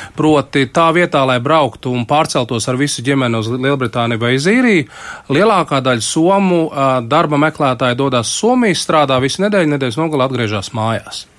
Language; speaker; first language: Latvian; native; Latvian